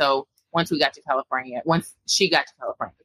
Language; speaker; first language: English; native; English